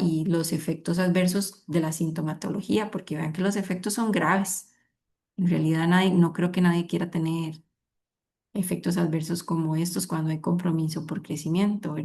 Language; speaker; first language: Spanish; native; Spanish